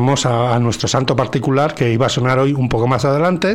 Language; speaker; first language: Spanish; native; Spanish